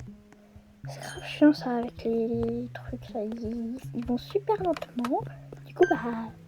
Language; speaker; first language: French; native; French